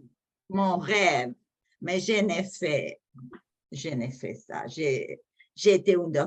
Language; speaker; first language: French; non-native, learner; English